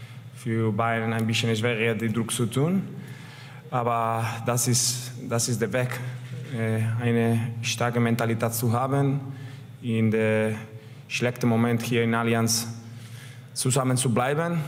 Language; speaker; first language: German; non-native, learner; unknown